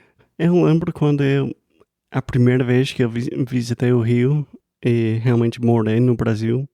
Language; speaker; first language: Portuguese; non-native, fluent; English